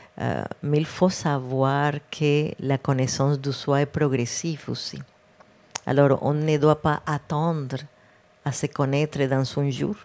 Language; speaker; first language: French; non-native, fluent; Spanish